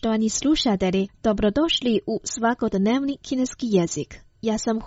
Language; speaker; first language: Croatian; non-native, fluent; Chinese